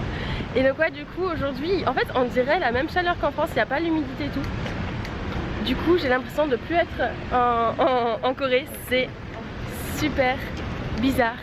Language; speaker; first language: French; native; French